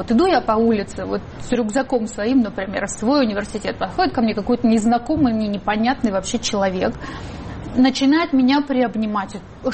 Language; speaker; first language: Russian; native; Russian